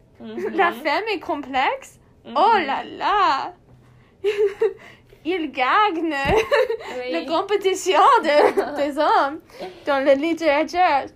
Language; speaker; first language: French; non-native, learner; English